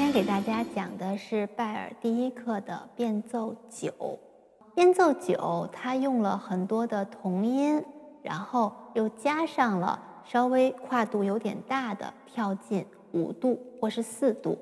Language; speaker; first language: Chinese; native; Chinese